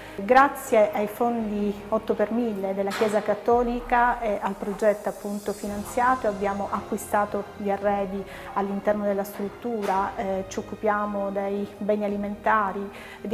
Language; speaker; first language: Italian; native; Italian